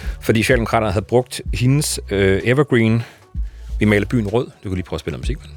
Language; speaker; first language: Danish; native; Danish